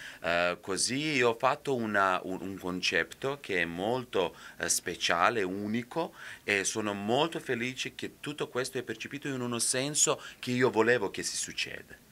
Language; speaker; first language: Italian; non-native, fluent; Serbian